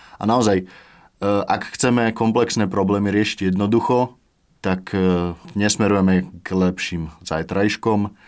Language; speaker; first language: Slovak; native; Slovak